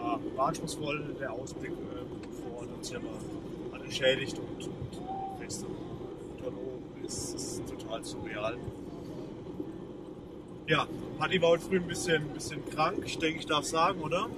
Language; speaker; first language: German; native; German